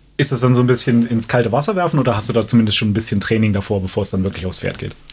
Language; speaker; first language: German; native; German